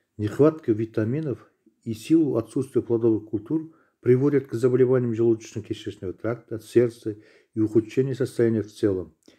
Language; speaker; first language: Russian; non-native, local second language; Kazakh